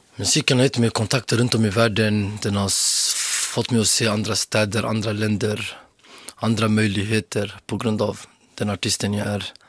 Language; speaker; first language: Swedish; early bilingual, other home language; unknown